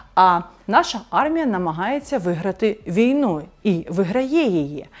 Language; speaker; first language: Ukrainian; non-native, local second language; Russian